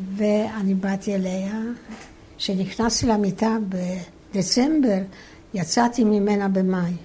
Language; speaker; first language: Hebrew; non-native, fluent; Polish